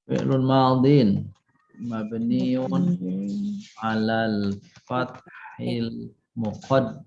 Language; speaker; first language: Arabic; non-native, fluent; Indonesian